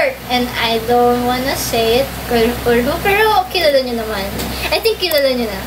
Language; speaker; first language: English; non-native, local second language; Filipino